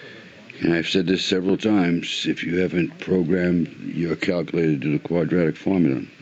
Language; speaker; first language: English; native; English